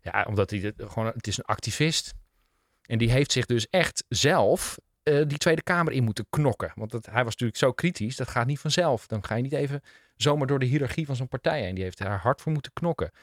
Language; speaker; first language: Dutch; native; Dutch